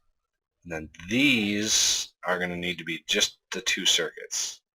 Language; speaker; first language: English; native; English